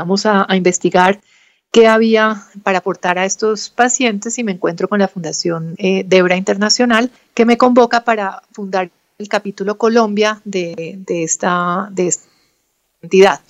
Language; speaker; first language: Spanish; native; Spanish